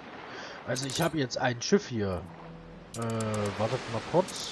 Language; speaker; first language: German; native; German